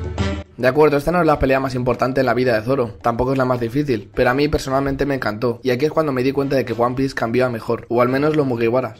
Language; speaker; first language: Spanish; native; Spanish